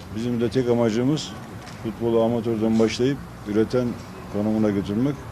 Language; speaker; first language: Turkish; native; Turkish